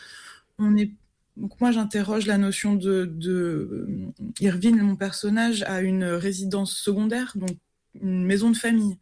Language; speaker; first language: French; native; French